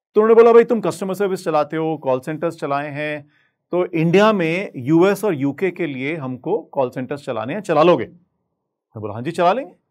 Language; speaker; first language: Hindi; native; Hindi